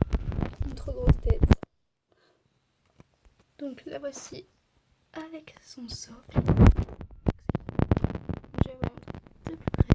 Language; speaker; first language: French; native; French